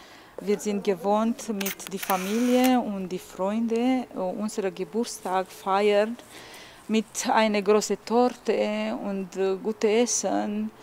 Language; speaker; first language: German; non-native, learner; Romanian